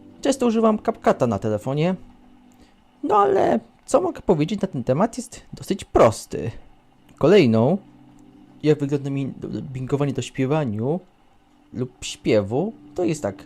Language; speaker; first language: Polish; native; Polish